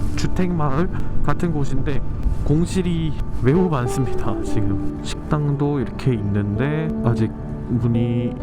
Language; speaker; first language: Korean; native; Korean